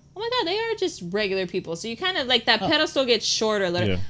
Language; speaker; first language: English; non-native, fluent; Spanish